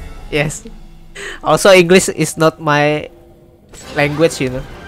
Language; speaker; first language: English; non-native, learner; Indonesian